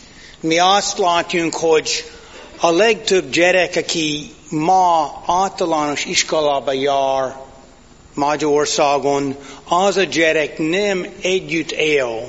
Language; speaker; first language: Hungarian; non-native, fluent; English